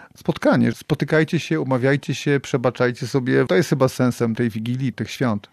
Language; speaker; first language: Polish; native; Polish